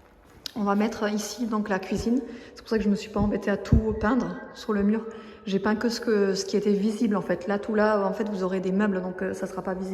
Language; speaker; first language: French; native; French